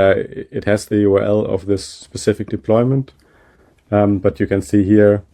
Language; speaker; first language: English; non-native, fluent; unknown